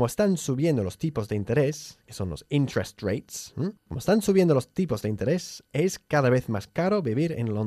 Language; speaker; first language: Spanish; non-native, fluent; English